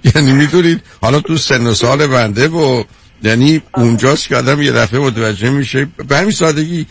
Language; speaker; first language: Persian; native; Persian